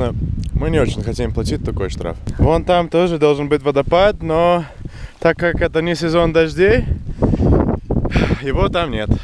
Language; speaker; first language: Russian; non-native, fluent; English